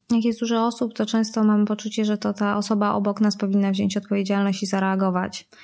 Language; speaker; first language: Polish; native; Polish